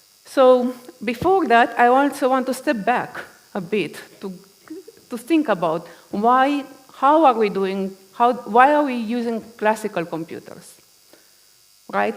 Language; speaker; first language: English; non-native, fluent; Romanian